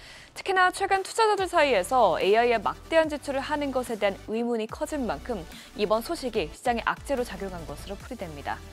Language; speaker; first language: Korean; native; Korean